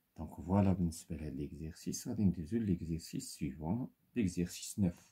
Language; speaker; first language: French; non-native, local second language; Arabic